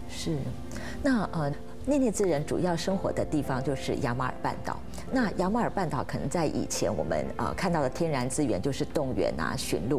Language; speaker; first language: Chinese; native; Chinese